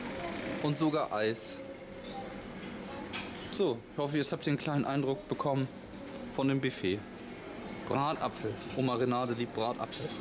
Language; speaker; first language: German; native; German